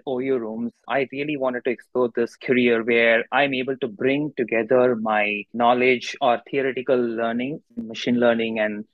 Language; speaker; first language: English; non-native, local second language; Tamil